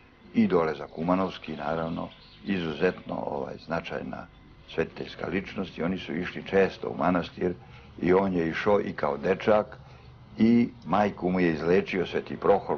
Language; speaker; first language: Bosnian; native; Bosnian